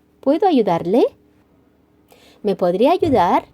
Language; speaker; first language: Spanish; non-native, fluent; Korean